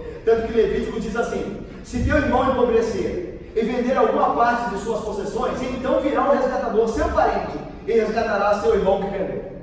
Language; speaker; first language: Portuguese; native; Portuguese